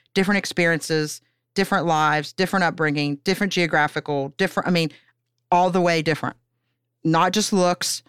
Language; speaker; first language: English; native; English